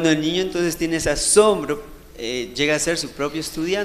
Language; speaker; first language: Spanish; native; Spanish